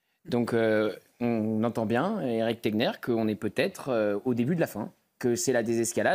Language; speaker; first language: French; native; French